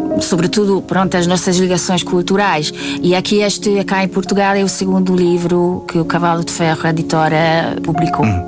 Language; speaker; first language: Portuguese; non-native, fluent; Hungarian